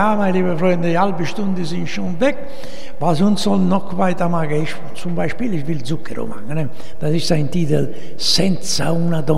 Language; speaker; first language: German; non-native, learner; Italian